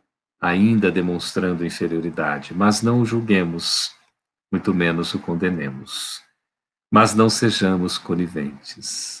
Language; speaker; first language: Portuguese; native; Portuguese